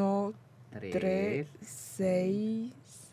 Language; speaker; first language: Spanish; non-native, learner; Chinese